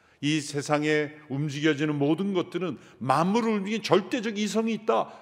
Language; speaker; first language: Korean; native; Korean